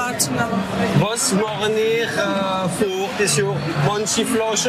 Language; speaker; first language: German; native; German